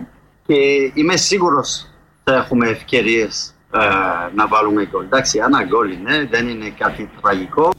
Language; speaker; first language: Greek; non-native, fluent; French